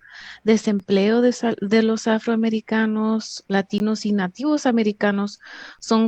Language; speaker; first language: Spanish; early bilingual, heritage; English